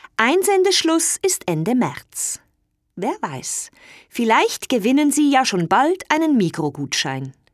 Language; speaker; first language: German; native; German